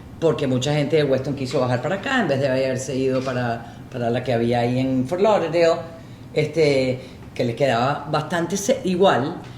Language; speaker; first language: Spanish; native; Spanish